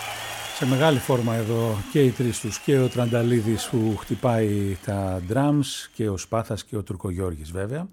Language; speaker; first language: Greek; native; Greek